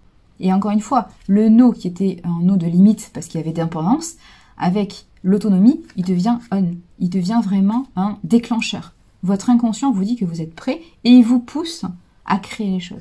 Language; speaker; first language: French; native; French